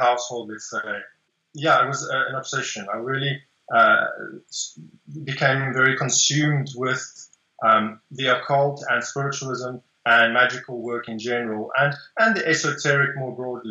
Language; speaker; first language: English; native; English